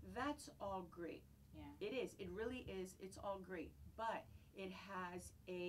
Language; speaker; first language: English; non-native, fluent; Greek